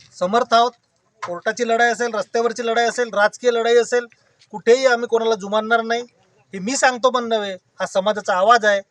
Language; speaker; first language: Marathi; non-native, local second language; Bhili